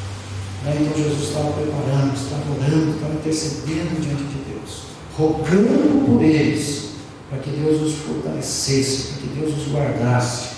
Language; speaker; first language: Portuguese; native; Portuguese